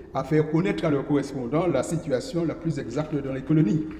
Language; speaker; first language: French; native; French